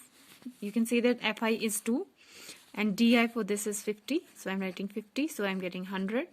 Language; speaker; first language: English; non-native, local second language; Hindi